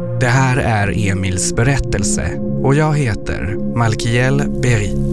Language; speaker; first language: Swedish; non-native, fluent; French